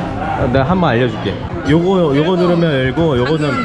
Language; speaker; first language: Korean; native; Korean